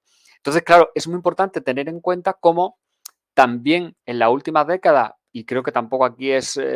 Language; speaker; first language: Spanish; native; Spanish